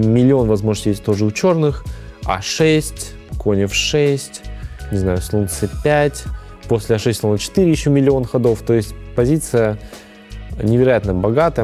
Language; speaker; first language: Russian; native; Russian